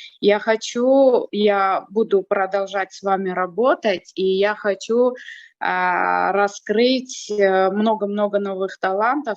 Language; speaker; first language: Russian; non-native, fluent; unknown